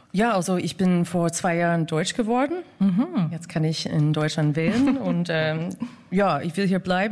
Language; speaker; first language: German; non-native, fluent; English